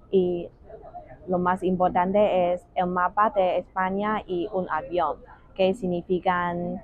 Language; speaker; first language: Spanish; non-native, learner; Chinese